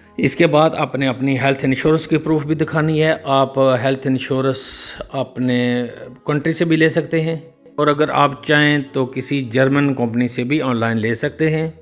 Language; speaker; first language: Urdu; native; Urdu